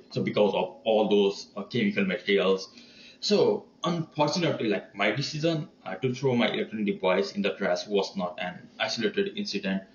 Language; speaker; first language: English; non-native, learner; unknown